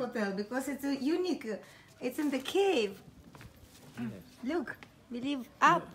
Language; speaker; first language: English; non-native, learner; Russian